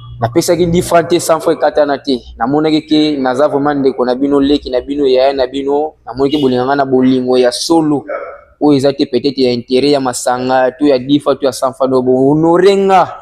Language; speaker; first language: Lingala; non-native, local second language; Kongo